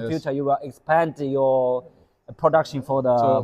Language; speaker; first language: English; non-native, learner; Chinese